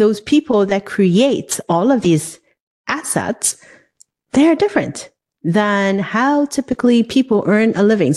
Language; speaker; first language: English; non-native, local second language; Cantonese